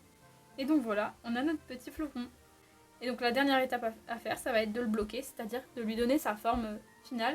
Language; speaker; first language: French; native; French